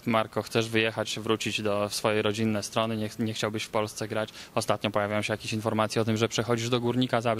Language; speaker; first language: Polish; native; Polish